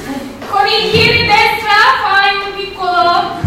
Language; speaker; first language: Italian; non-native, fluent; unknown